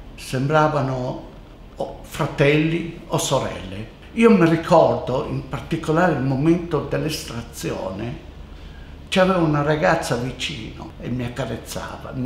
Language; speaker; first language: Italian; native; Italian